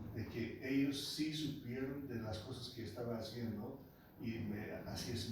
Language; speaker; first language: Spanish; non-native, local second language; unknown